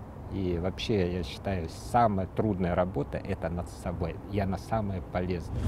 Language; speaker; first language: Russian; native; Russian